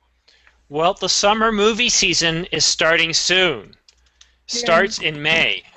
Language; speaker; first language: English; native; English